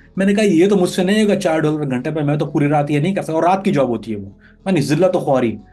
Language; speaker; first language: Urdu; native; Urdu